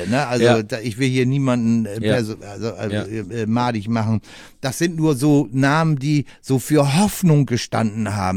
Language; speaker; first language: German; native; German